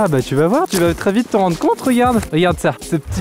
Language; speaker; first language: French; native; French